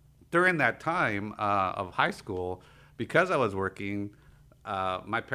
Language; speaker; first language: English; early bilingual, other home language; Spanish